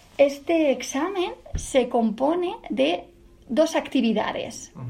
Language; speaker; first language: Spanish; native; Spanish